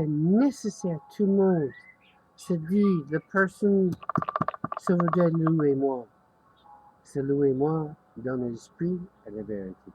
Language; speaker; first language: French; non-native, learner; English